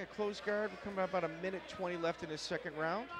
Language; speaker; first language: English; native; English